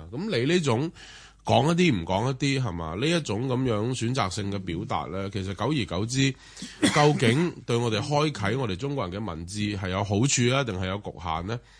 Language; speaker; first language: Cantonese; native; Cantonese